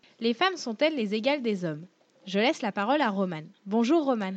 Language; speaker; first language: French; native; French